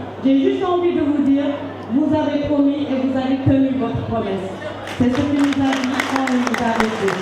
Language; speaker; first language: French; non-native, local second language; Jola-Fonyi